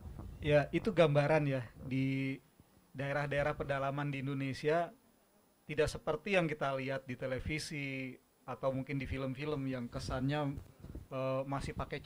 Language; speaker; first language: Indonesian; native; Indonesian